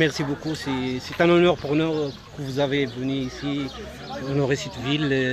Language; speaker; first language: French; non-native, local second language; Arabic